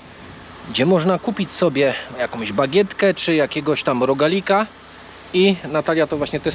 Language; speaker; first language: Polish; native; Polish